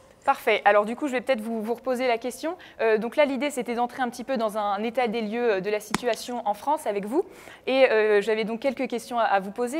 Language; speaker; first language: French; native; French